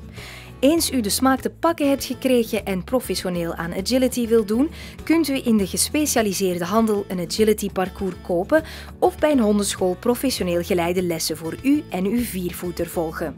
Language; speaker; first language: Dutch; native; Dutch